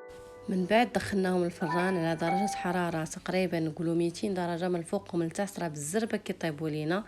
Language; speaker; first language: Arabic; native; Arabic